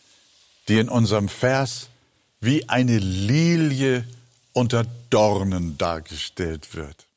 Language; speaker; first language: German; native; German